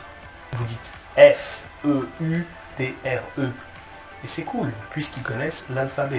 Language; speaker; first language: French; native; French